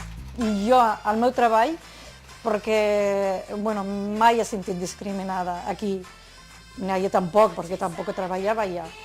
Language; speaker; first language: Catalan; non-native, fluent; Arabic